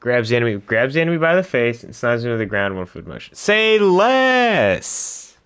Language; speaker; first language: English; native; English